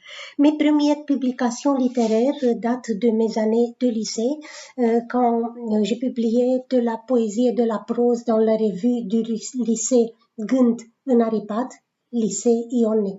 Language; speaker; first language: French; non-native, fluent; Romanian